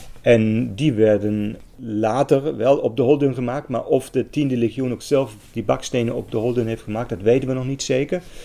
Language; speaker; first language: Dutch; non-native, fluent; German